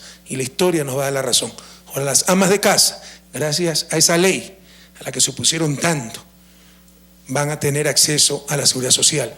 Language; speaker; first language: Spanish; native; Spanish